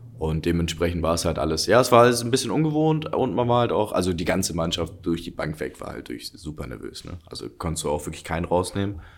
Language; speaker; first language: German; early bilingual, other home language; Russian